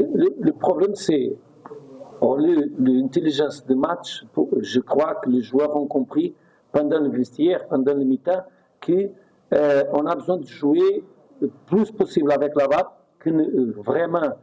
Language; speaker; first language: French; non-native, fluent; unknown